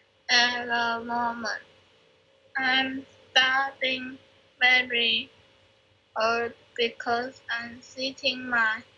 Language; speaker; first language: English; non-native, learner; Chinese